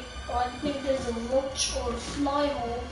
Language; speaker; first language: English; native; English